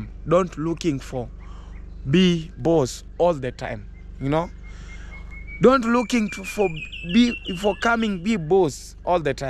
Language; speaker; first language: English; non-native, learner; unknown